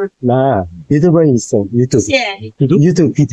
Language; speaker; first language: Korean; non-native, learner; Indonesian